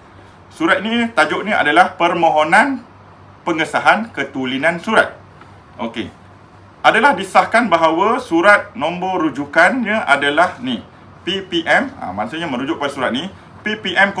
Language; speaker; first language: Malay; native; Malay